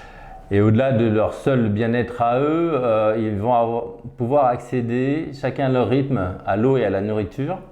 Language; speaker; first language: French; native; French